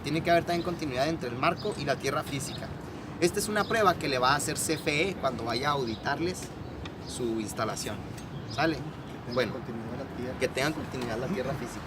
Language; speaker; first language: Spanish; native; Spanish